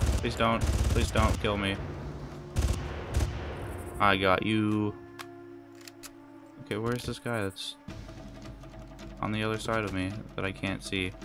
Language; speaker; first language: English; native; English